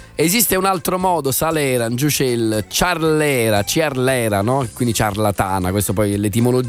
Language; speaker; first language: Italian; native; Italian